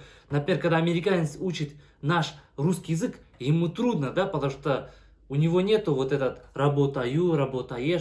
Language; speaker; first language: Russian; non-native, local second language; Kazakh